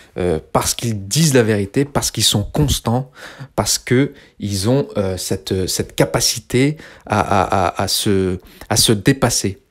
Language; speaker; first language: French; early bilingual, other home language; Kabyle